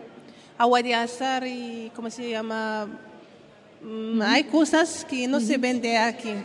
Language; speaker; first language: Spanish; non-native, learner; Arabic